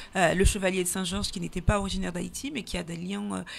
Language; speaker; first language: French; native; French